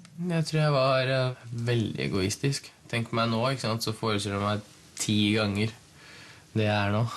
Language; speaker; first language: Norwegian; early bilingual, other home language; Russian